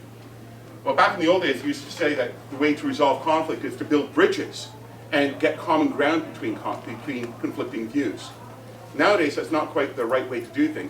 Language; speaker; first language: English; native; English